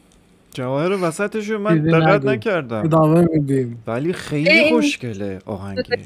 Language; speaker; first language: Persian; native; Persian